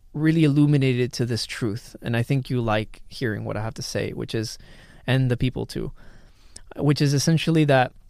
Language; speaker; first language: English; early bilingual, other home language; Spanish